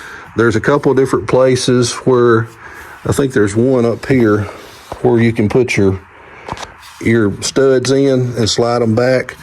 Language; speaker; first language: English; native; English